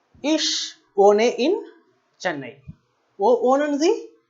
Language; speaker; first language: German; non-native, learner; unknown